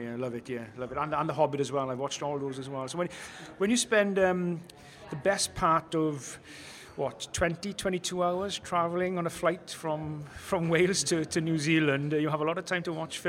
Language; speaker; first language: English; non-native, local second language; Welsh